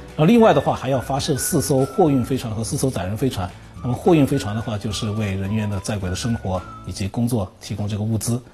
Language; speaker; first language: Chinese; native; Chinese